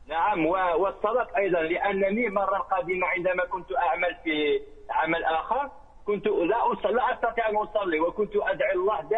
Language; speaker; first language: Arabic; early bilingual, heritage; Arabic